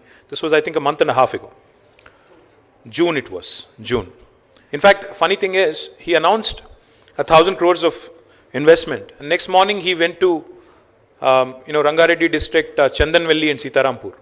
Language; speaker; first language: English; non-native, local second language; Telugu